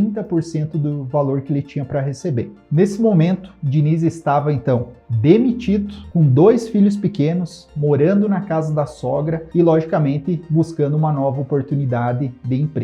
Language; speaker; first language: Portuguese; native; Portuguese